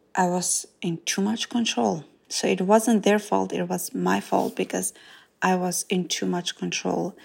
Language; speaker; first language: English; non-native, fluent; Macedonian